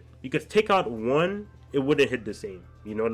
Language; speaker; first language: English; native; English